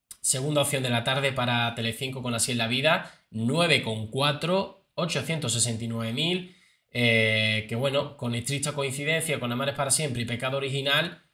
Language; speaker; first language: Spanish; native; Spanish